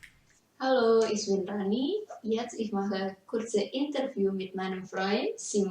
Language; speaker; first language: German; non-native, learner; Indonesian